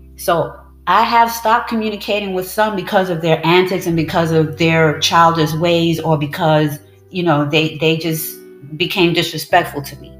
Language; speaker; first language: English; early bilingual, other home language; Spanish